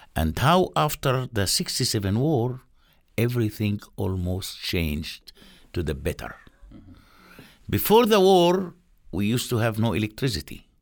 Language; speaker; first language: English; non-native, fluent; Arabic